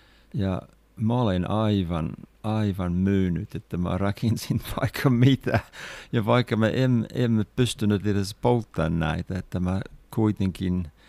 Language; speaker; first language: Finnish; non-native, fluent; English